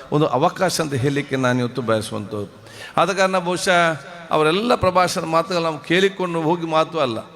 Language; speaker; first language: Kannada; non-native, local second language; Malayalam